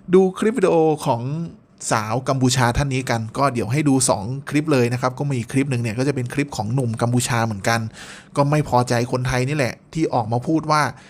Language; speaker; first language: Thai; native; Thai